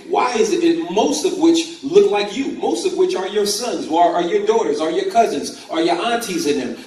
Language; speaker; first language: English; native; English